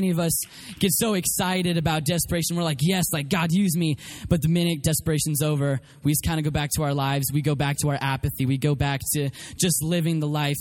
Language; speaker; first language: English; native; English